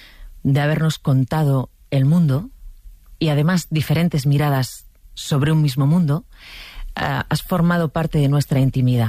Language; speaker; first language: Spanish; native; Spanish